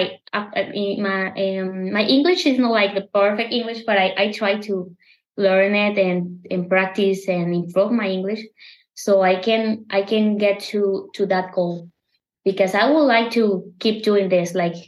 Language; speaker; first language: English; non-native, learner; Spanish